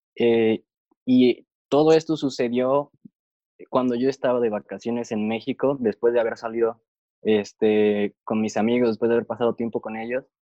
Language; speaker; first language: Spanish; native; Spanish